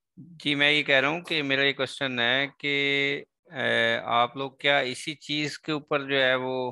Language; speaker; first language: Urdu; non-native, local second language; Sindhi